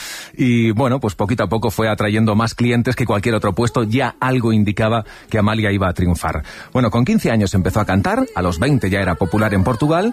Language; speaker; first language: Spanish; native; Spanish